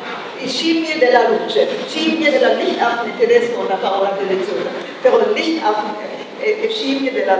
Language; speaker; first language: Italian; non-native, fluent; German